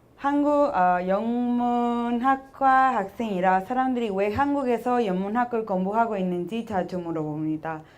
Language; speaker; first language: Korean; non-native, fluent; Spanish